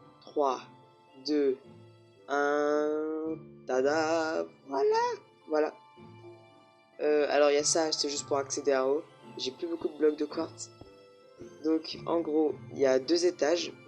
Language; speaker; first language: French; native; French